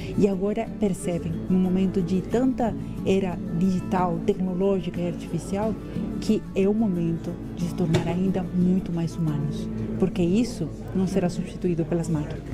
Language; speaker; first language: Portuguese; non-native, fluent; Spanish